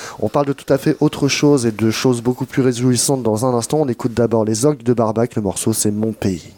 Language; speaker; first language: French; native; French